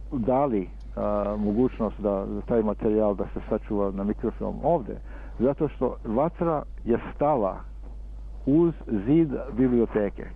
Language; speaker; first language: Serbian; early bilingual, heritage; Serbian